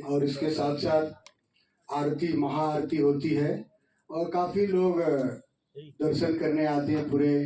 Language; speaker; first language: Hindi; native; Hindi